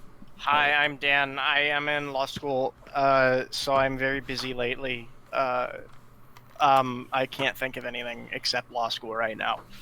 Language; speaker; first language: English; native; English